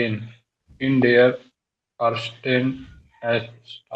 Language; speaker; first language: German; non-native, learner; Hindi